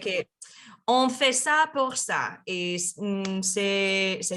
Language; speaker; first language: French; non-native, learner; Spanish